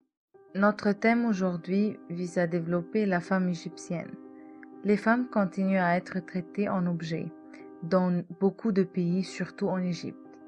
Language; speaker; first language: French; non-native, learner; Arabic